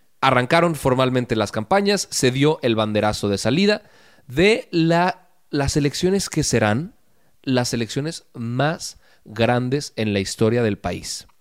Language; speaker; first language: Spanish; native; Spanish